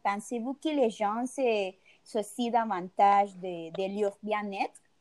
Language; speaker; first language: French; non-native, learner; Spanish